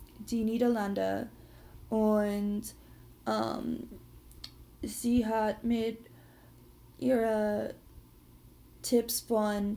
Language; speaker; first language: German; non-native, learner; English